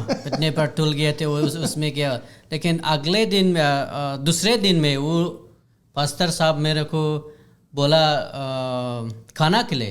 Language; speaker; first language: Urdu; non-native, learner; Hazaragi